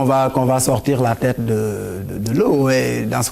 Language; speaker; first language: French; non-native, local second language; Wolof